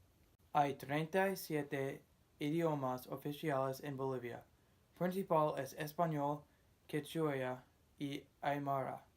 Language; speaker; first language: Spanish; non-native, learner; English